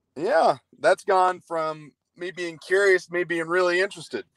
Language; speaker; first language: English; native; English